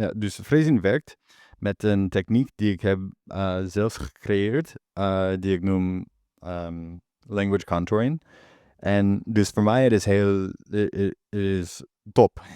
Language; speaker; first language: Dutch; non-native, learner; English